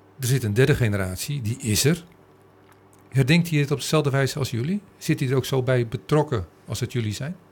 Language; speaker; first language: Dutch; native; Dutch